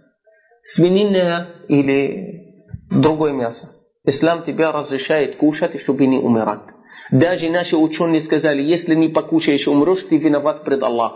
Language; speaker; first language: Russian; non-native, fluent; Arabic